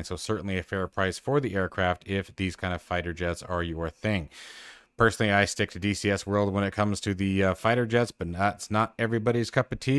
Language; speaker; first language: English; native; English